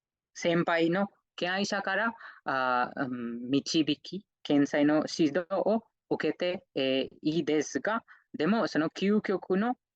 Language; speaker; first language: Japanese; non-native, fluent; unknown